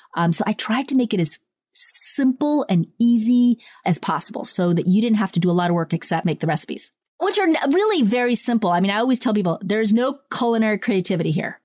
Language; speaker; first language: English; early bilingual, other home language; Italian